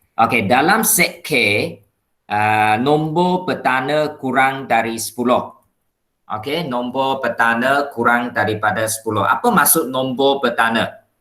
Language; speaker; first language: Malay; non-native, local second language; Chinese